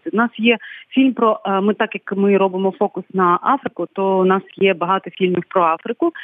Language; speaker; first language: Ukrainian; non-native, local second language; Bulgarian